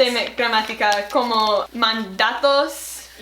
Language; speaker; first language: Spanish; non-native, learner; English